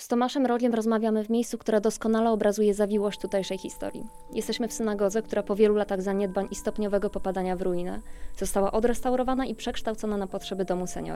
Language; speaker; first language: Polish; native; Polish